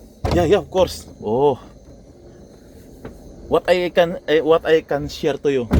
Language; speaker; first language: English; non-native, local second language; Filipino